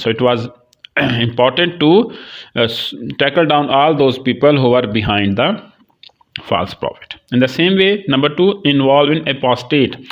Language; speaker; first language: English; non-native, local second language; Urdu